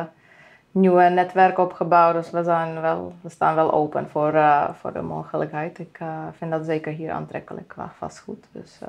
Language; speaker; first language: Dutch; non-native, fluent; Czech